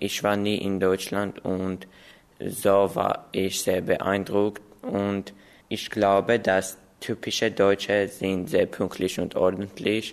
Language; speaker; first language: German; non-native, learner; Armenian